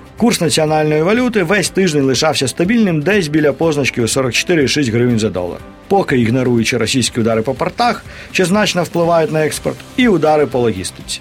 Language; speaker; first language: Ukrainian; non-native, local second language; Russian